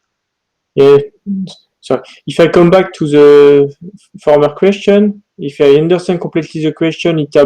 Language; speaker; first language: English; non-native, learner; French